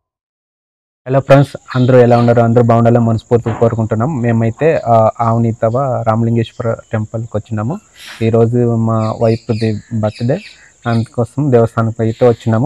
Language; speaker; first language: Telugu; native; Telugu